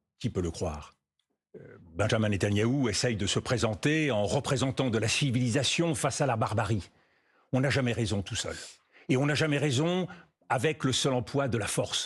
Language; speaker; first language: French; native; French